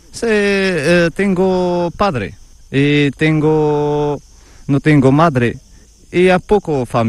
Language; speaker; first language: Spanish; non-native, learner; Arabic